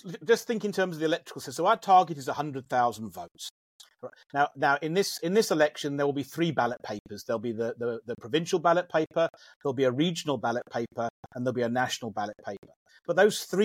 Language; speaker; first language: English; native; English